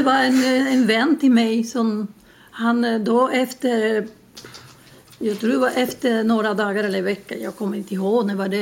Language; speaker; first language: Swedish; non-native, learner; Spanish